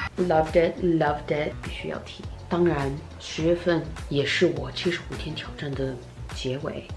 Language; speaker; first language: Chinese; early bilingual, heritage; Chinese